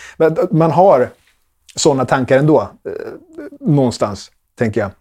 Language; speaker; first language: Swedish; early bilingual, other home language; Spanish